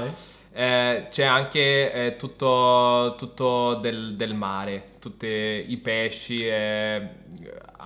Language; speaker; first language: Italian; non-native, fluent; German